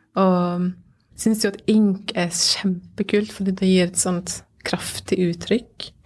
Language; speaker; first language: Norwegian; native; Norwegian